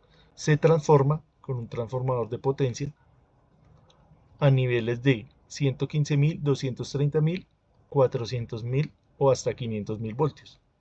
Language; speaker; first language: Spanish; native; Spanish